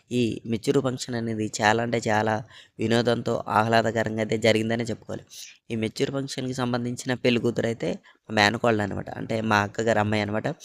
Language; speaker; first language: Telugu; native; Telugu